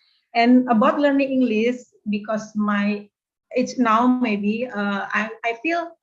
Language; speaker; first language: English; non-native, learner; Indonesian